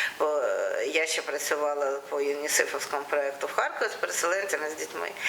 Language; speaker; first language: Ukrainian; non-native, local second language; Russian